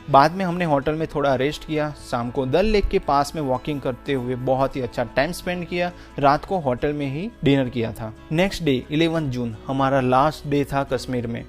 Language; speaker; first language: Hindi; native; Hindi